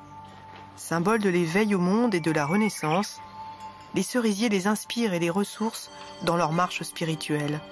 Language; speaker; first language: French; native; French